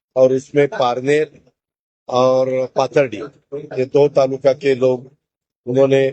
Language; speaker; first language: Hindi; non-native, local second language; Marathi